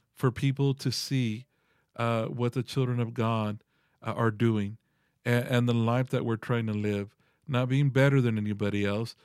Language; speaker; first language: English; early bilingual, other home language; Spanish